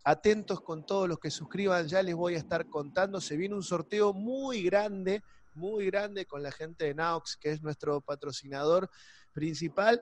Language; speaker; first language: Spanish; native; Spanish